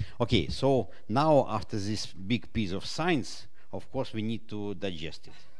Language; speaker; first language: English; non-native, fluent; Russian